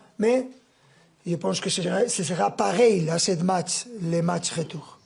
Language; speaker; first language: French; non-native, fluent; Spanish